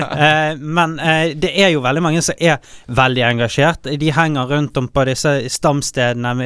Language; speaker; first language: Norwegian; native; Norwegian